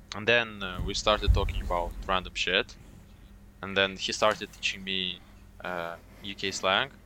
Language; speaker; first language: English; non-native, fluent; Romanian